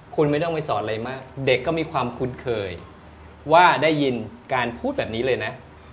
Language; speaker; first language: Thai; native; Thai